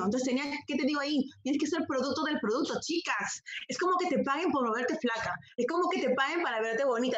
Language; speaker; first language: Spanish; native; Spanish